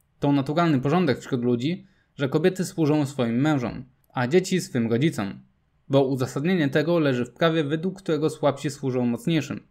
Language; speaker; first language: Polish; native; Polish